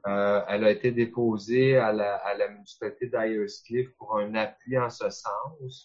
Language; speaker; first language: French; native; French